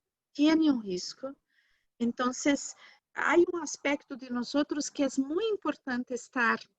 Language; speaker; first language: Spanish; non-native, learner; Portuguese